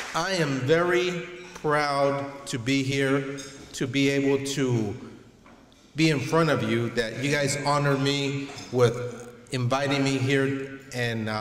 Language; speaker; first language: English; early bilingual, other home language; Spanish